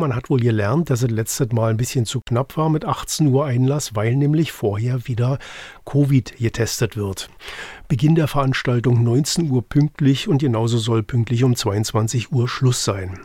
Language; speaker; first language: German; native; German